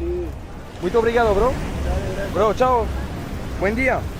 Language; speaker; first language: Portuguese; non-native, learner; French